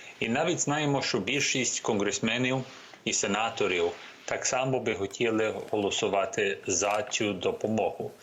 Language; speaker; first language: Ukrainian; early bilingual, heritage; Ukrainian